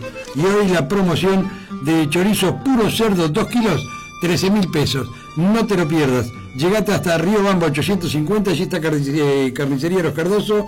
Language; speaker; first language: Spanish; native; Spanish